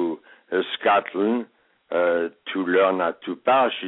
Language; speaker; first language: English; non-native, fluent; French